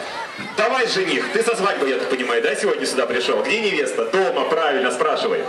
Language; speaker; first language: Russian; native; Russian